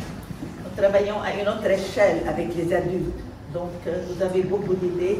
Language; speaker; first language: French; non-native, local second language; Arabic